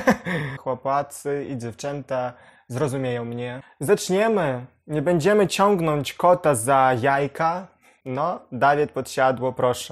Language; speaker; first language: Polish; non-native, learner; Ukrainian